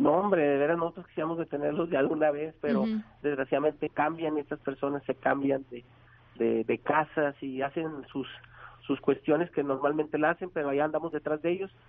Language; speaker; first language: Spanish; native; Spanish